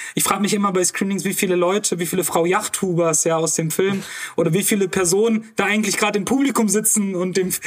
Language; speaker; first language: German; native; German